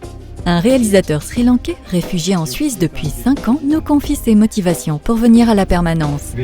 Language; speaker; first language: French; native; French